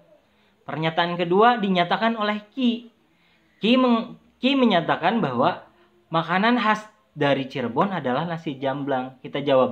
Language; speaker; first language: Indonesian; native; Indonesian